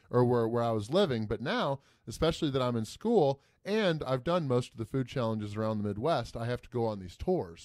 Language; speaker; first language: English; native; English